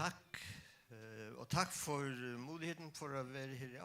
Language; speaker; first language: Danish; non-native, local second language; Faroese